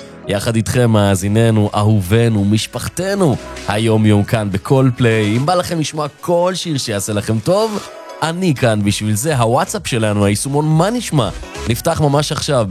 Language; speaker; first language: Hebrew; native; Hebrew